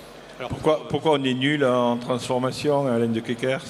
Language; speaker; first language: French; native; French